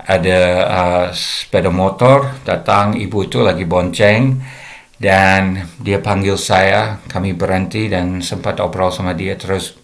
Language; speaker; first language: Indonesian; non-native, fluent; English